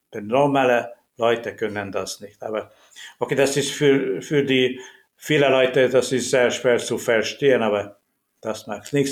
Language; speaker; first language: German; non-native, learner; Hungarian